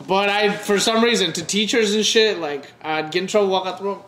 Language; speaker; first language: English; early bilingual, other home language; Spanish